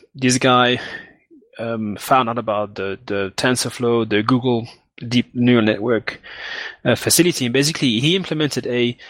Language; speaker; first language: English; non-native, fluent; French